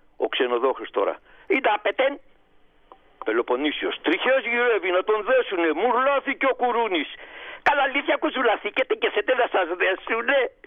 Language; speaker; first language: Greek; native; Greek